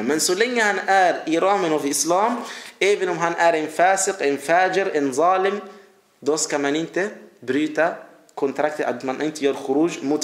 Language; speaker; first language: Swedish; early bilingual, other home language; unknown